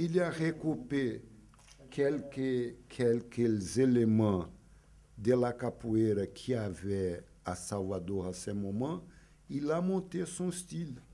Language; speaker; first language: French; non-native, fluent; Portuguese